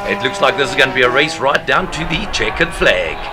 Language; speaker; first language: English; native; English